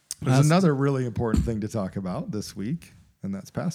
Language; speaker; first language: English; native; English